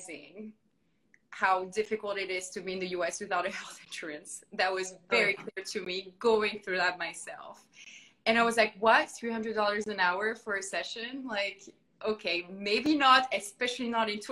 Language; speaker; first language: English; non-native, fluent; French